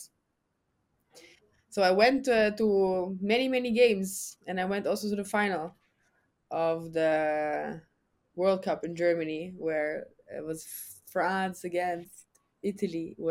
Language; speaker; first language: English; non-native, fluent; German